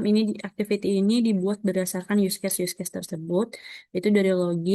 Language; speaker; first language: Indonesian; native; Indonesian